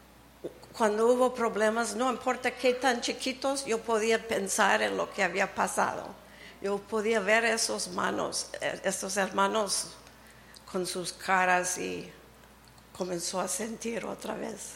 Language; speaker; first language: Spanish; early bilingual, heritage; Spanish